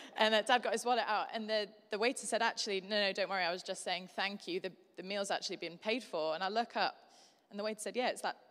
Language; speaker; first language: English; native; English